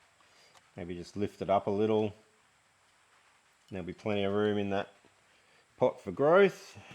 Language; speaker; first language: English; native; English